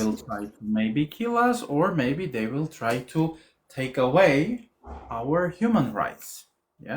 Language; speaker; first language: English; non-native, fluent; Armenian